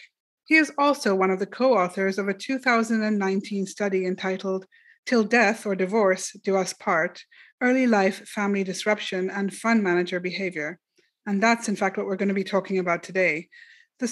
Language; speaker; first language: English; non-native, local second language; Urdu